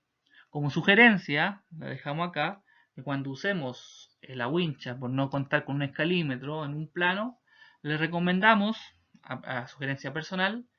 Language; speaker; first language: Spanish; native; Spanish